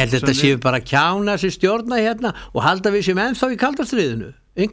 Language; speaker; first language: Icelandic; native; Icelandic